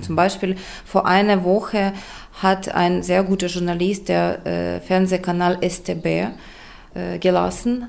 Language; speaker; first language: German; non-native, fluent; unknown